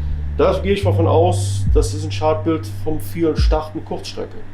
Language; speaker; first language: German; native; German